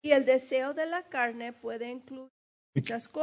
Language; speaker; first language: Spanish; early bilingual, heritage; English